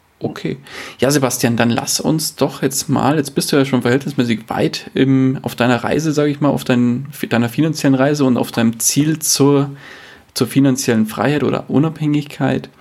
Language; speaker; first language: German; native; German